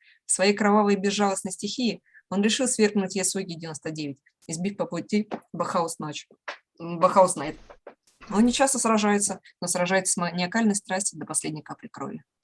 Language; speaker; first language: Russian; native; Russian